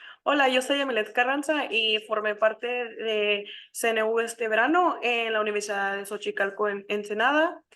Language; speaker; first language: Spanish; early bilingual, heritage; Spanish